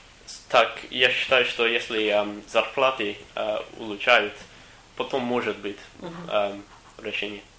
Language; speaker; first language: Russian; non-native, learner; English